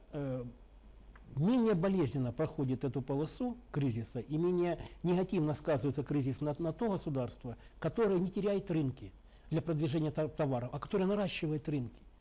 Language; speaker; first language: Russian; native; Russian